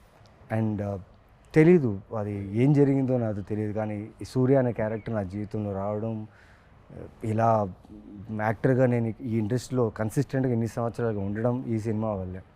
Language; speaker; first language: Telugu; native; Telugu